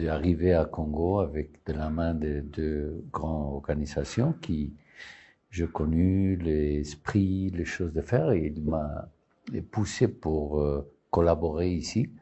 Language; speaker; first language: French; non-native, learner; Spanish